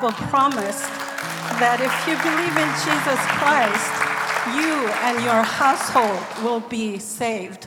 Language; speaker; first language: English; non-native, fluent; Korean